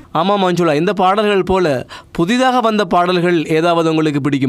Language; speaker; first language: Tamil; native; Tamil